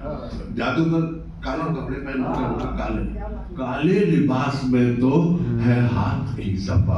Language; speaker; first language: Hindi; native; Hindi